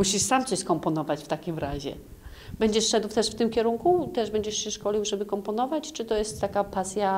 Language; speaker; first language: Polish; native; Polish